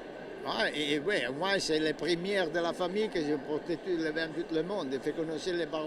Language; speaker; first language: French; non-native, learner; Italian